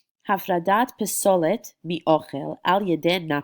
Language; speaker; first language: Hebrew; non-native, fluent; English